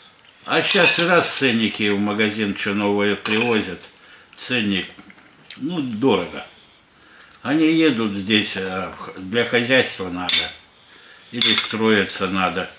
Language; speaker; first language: Russian; native; Russian